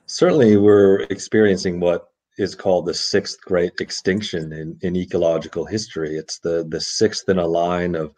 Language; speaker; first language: English; native; English